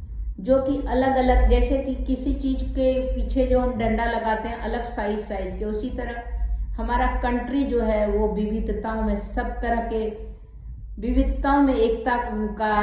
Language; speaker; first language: Hindi; native; Hindi